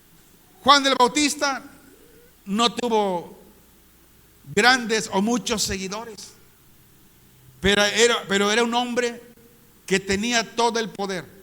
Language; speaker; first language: Spanish; native; Spanish